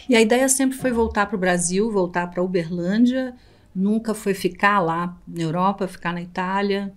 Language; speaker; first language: Portuguese; native; Portuguese